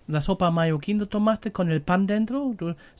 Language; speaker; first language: Spanish; non-native, learner; German